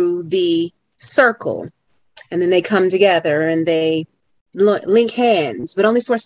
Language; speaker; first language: English; native; English